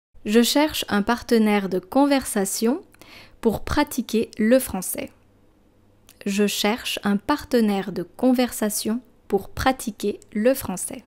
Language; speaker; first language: French; native; French